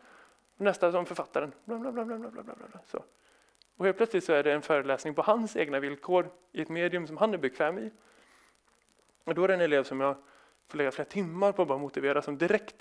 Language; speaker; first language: Swedish; native; Swedish